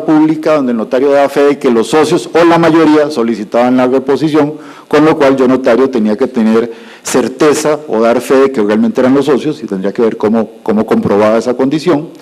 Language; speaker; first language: Spanish; native; Spanish